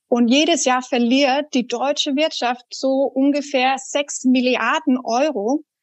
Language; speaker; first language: German; non-native, fluent; Danish